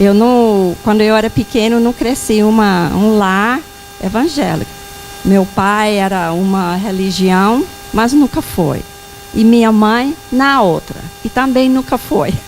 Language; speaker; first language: Portuguese; non-native, fluent; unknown